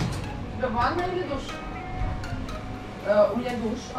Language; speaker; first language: Turkish; non-native, learner; Russian